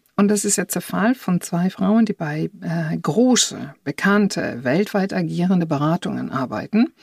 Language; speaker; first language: German; non-native, fluent; Italian